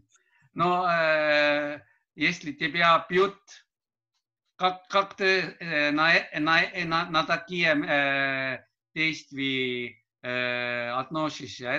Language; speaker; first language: Russian; non-native, learner; Estonian